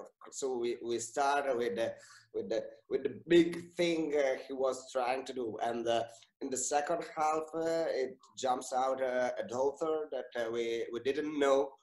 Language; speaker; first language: English; non-native, fluent; Italian